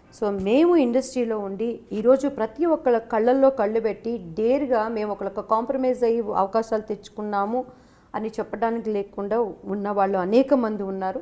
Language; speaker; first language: Telugu; native; Telugu